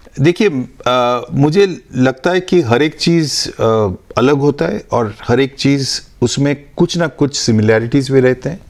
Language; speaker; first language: Hindi; non-native, local second language; Bangla